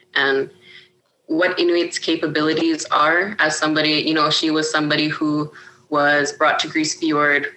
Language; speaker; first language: English; native; English